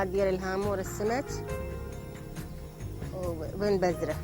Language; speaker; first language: Arabic; native; Arabic